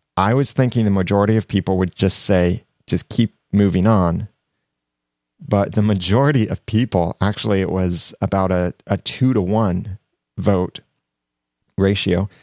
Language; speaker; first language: English; native; English